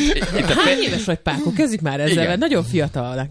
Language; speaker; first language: Hungarian; native; Hungarian